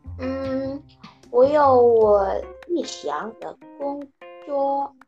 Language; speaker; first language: Chinese; non-native, learner; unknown